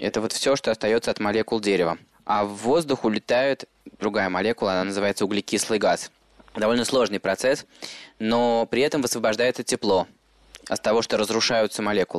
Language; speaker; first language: Russian; native; Russian